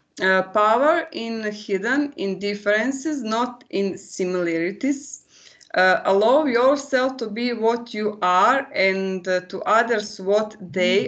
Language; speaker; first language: English; non-native, learner; Croatian